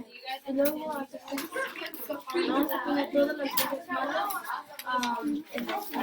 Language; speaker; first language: Spanish; early bilingual, other home language; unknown